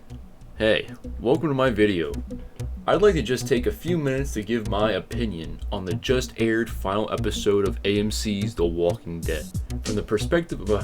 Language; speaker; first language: English; native; English